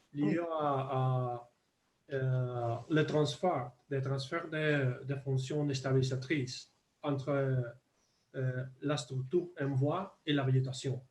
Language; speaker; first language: French; non-native, fluent; Spanish